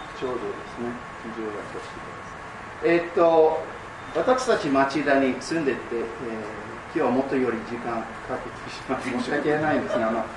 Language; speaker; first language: Japanese; non-native, fluent; English